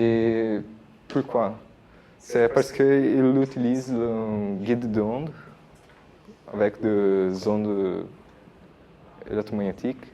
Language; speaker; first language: French; non-native, learner; Portuguese